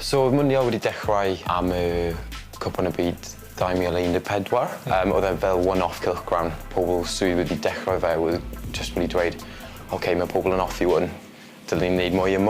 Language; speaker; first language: Welsh; non-native, learner; English